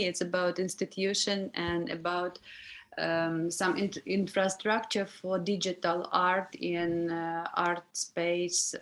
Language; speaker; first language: English; non-native, learner; Ukrainian